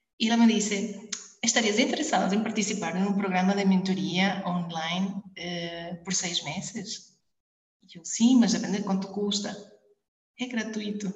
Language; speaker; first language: Portuguese; early bilingual, heritage; Spanish